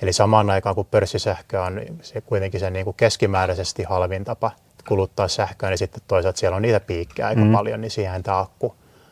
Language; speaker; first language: Finnish; native; Finnish